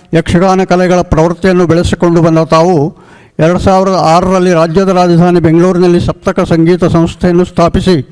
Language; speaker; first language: Kannada; native; Kannada